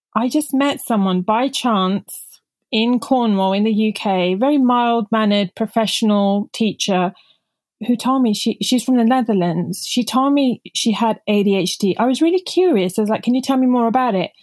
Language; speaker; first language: English; non-native, local second language; Punjabi